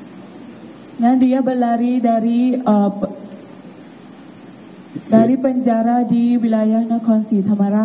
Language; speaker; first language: Indonesian; non-native, learner; Thai